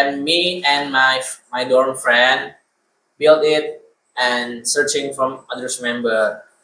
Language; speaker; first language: English; non-native, learner; Indonesian